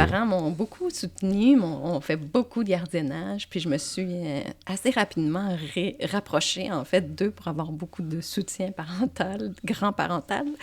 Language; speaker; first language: French; native; French